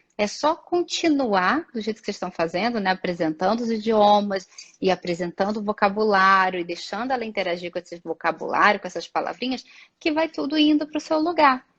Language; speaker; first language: Portuguese; native; Portuguese